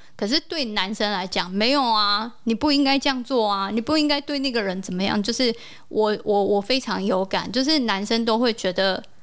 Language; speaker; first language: Chinese; native; Chinese